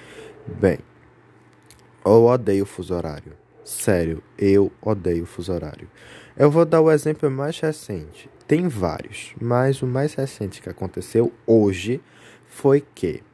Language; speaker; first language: Portuguese; native; Portuguese